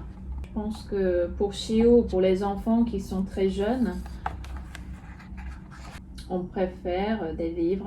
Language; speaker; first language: French; non-native, fluent; Korean